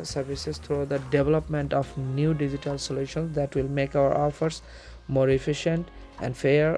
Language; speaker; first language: English; non-native, local second language; Bangla